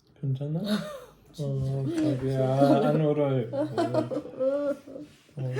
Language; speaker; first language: Korean; non-native, learner; German